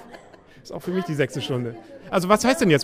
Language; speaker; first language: German; native; German